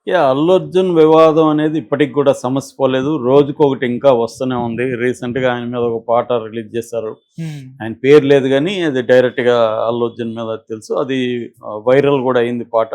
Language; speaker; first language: Telugu; native; Telugu